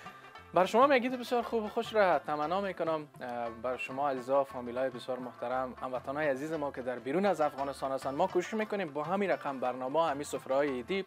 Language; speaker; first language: Persian; native; Persian